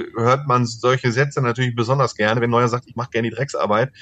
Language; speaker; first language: German; native; German